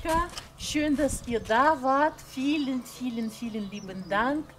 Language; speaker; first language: German; non-native, fluent; Russian